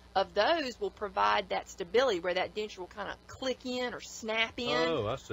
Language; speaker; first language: English; native; English